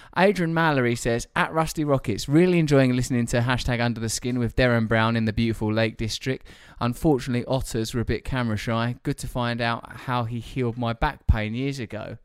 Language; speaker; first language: English; native; English